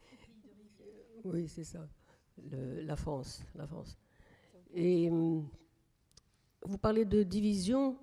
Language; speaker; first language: French; native; French